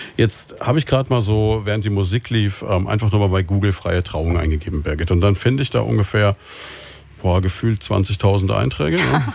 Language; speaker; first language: German; native; German